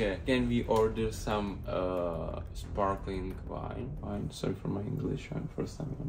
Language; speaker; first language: English; non-native, learner; Czech